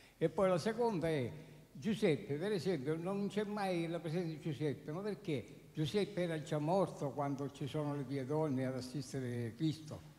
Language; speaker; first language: Italian; native; Italian